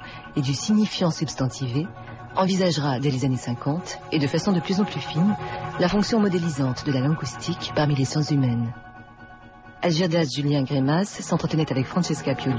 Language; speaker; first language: French; native; French